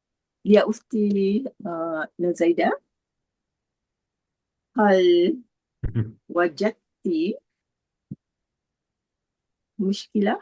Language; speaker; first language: Arabic; non-native, learner; Malay